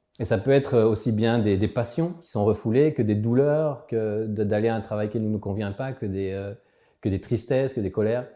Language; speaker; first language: French; early bilingual, other home language; Spanish